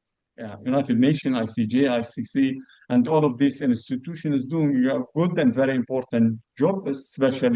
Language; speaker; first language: English; non-native, fluent; Arabic